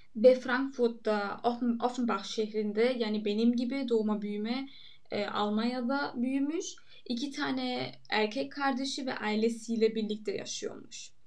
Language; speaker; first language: Turkish; early bilingual, heritage; Turkish